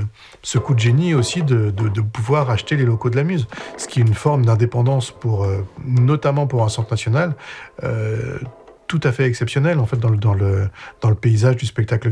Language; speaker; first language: French; native; French